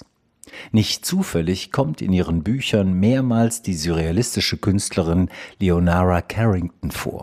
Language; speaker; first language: German; native; German